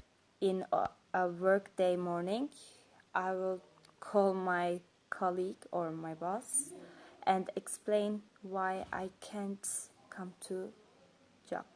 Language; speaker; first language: English; non-native, fluent; Turkish